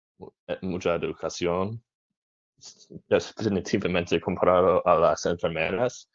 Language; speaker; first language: Spanish; non-native, learner; English